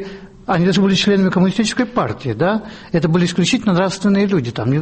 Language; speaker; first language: Russian; native; Russian